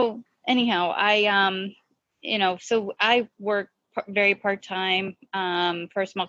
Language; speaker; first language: English; native; English